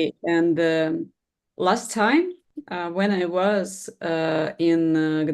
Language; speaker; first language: English; non-native, learner; Russian